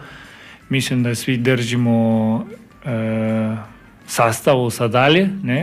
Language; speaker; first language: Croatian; non-native, learner; Spanish